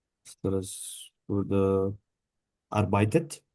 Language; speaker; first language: German; non-native, learner; Indonesian